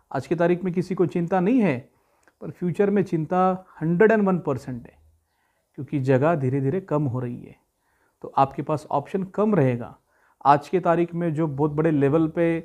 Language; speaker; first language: Hindi; non-native, local second language; Marathi